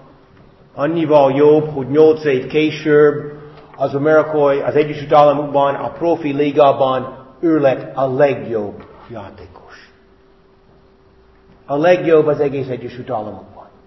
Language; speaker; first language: Hungarian; non-native, fluent; English